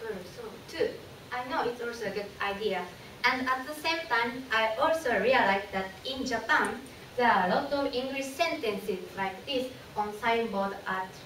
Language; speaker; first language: English; non-native, learner; Japanese